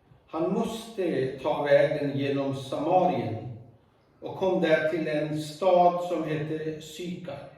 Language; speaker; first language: Swedish; non-native, fluent; Urdu